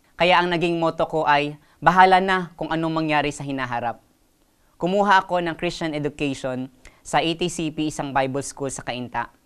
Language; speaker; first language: Filipino; non-native, local second language; Waray